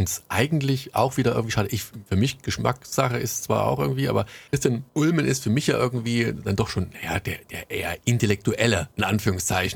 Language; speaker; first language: German; native; German